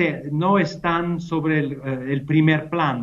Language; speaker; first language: Spanish; non-native, fluent; German